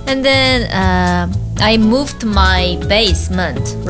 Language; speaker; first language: English; non-native, learner; Indonesian